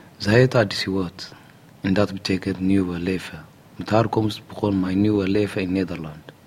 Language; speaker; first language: Dutch; non-native, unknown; Amharic